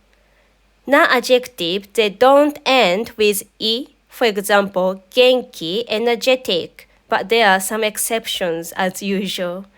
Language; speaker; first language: English; non-native, fluent; Japanese